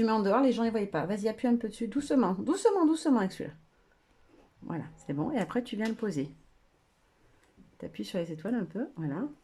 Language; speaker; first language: French; native; French